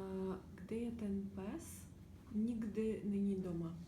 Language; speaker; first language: Czech; non-native, learner; Ukrainian